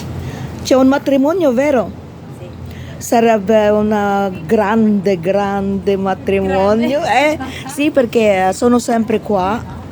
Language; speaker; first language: Italian; non-native, learner; Filipino